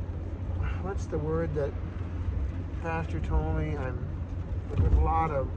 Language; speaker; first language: English; native; English